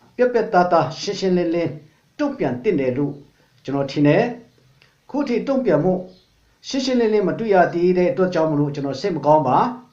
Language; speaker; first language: Burmese; non-native, local second language; Hakha Chin